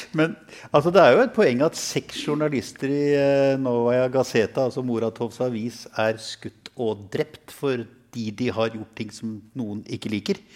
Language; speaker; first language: Norwegian; native; Norwegian